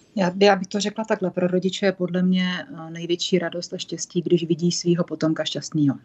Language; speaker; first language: Czech; native; Czech